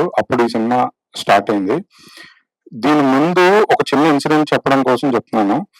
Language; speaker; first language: Telugu; native; Telugu